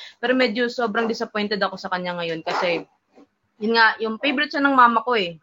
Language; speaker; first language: Filipino; non-native, local second language; Hiligaynon